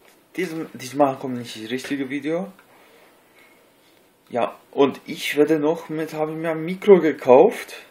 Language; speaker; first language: German; non-native, learner; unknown